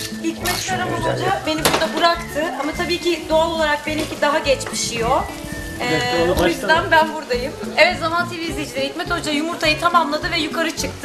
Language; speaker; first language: Turkish; native; Turkish